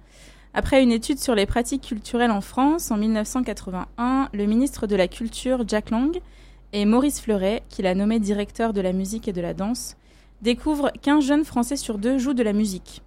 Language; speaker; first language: French; native; French